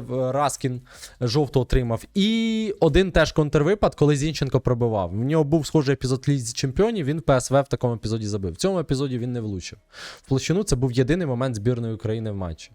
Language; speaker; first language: Ukrainian; native; Ukrainian